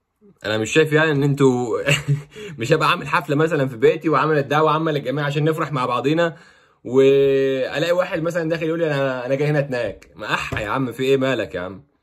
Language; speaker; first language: Arabic; native; Arabic